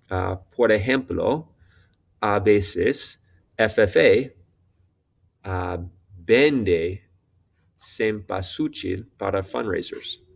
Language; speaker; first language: Spanish; non-native, fluent; English